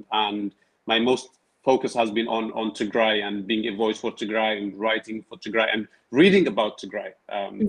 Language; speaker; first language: English; non-native, fluent; Tigrinya